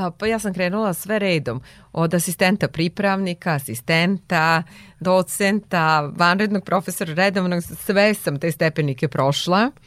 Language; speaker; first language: Serbian; non-native, local second language; Hungarian